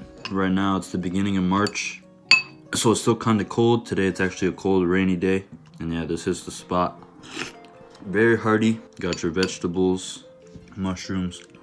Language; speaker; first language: English; early bilingual, other home language; Japanese